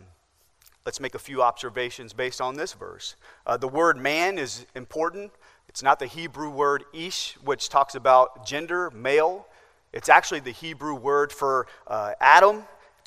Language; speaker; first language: English; native; English